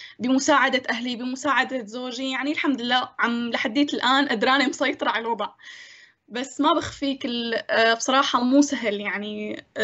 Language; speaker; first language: Arabic; native; Arabic